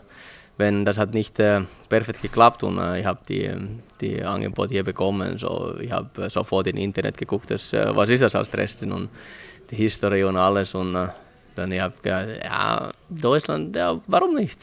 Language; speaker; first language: German; non-native, learner; Finnish